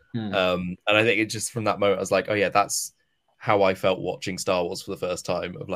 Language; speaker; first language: English; native; English